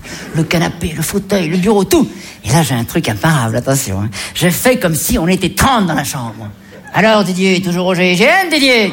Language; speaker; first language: French; native; French